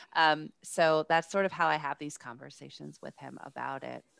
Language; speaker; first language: English; native; English